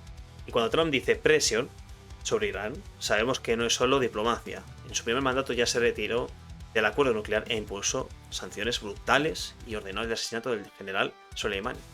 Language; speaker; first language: Spanish; native; Spanish